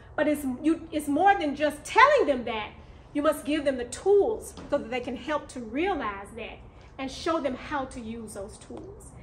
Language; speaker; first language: English; native; English